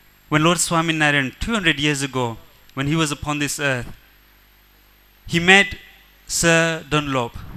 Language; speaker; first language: English; early bilingual, other home language; Gujarati